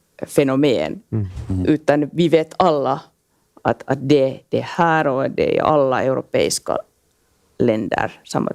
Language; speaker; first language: Swedish; non-native, local second language; Finnish